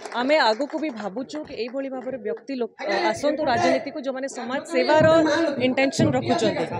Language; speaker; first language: Odia; non-native, local second language; Urdu